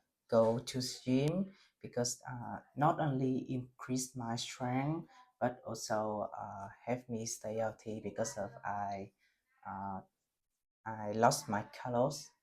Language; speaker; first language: English; non-native, learner; Vietnamese